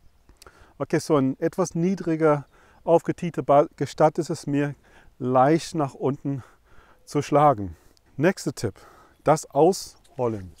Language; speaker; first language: German; non-native, fluent; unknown